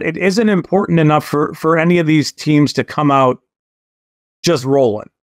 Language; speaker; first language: English; native; English